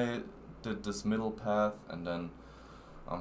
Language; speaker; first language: English; non-native, fluent; German